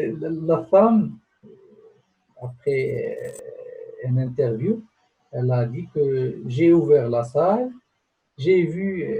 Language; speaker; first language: French; non-native, local second language; Arabic